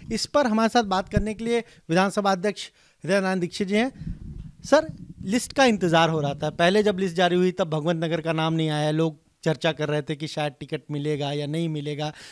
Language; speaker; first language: Hindi; native; Hindi